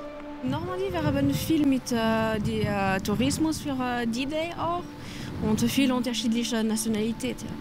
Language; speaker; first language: German; non-native, learner; French